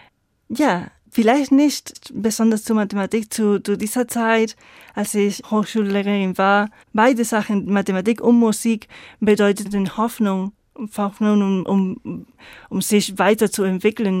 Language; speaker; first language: German; non-native, fluent; Spanish